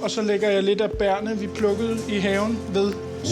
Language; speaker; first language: Danish; native; Danish